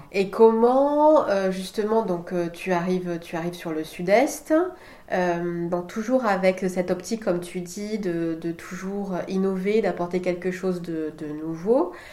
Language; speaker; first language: French; native; French